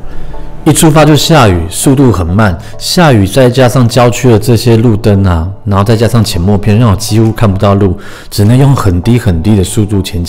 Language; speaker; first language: Chinese; native; Chinese